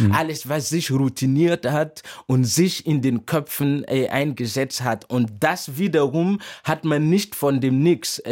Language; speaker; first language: German; non-native, fluent; Mossi